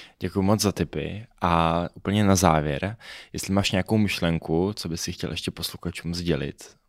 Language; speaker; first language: Czech; native; Czech